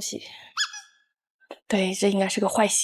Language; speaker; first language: Chinese; non-native, local second language; Tibetan